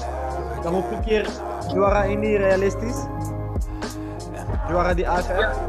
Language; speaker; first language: Indonesian; non-native, learner; Dutch